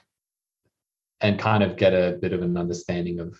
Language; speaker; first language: English; native; English